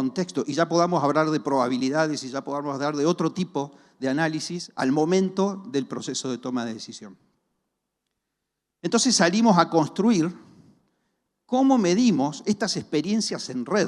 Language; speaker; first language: Spanish; native; Spanish